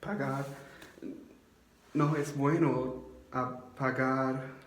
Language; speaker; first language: Spanish; non-native, learner; English